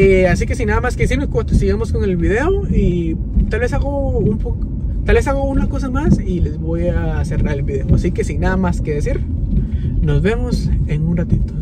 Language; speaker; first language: Spanish; early bilingual, heritage; Spanish